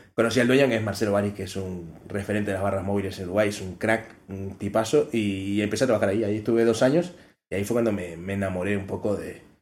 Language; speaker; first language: Spanish; native; Spanish